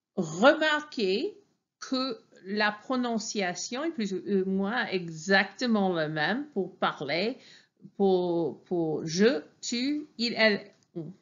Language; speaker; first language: French; non-native, fluent; English